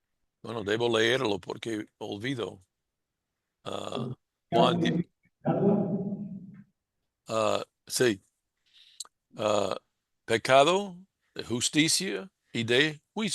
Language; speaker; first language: Spanish; non-native, fluent; English